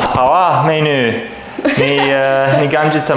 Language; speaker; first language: Chinese; non-native, learner; English